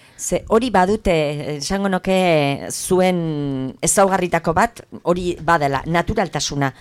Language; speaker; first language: Basque; native; Basque